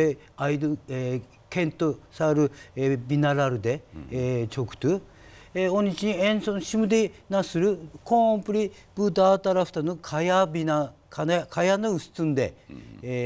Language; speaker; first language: Turkish; non-native, learner; Japanese